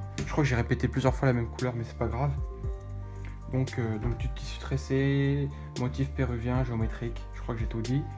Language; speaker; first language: French; native; French